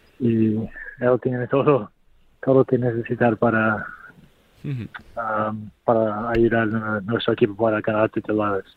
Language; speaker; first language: Spanish; non-native, learner; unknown